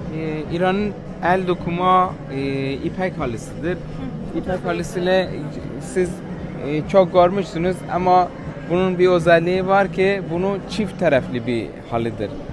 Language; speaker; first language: Turkish; non-native, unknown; Persian